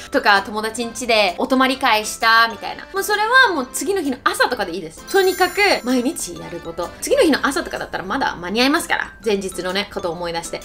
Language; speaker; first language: Japanese; native; Japanese